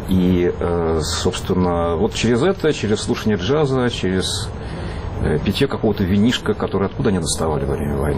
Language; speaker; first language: Russian; native; Russian